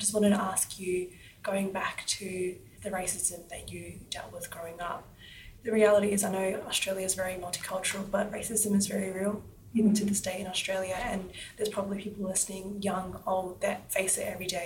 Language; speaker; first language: English; native; English